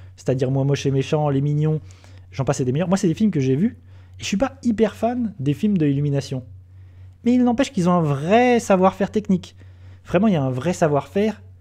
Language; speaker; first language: French; native; French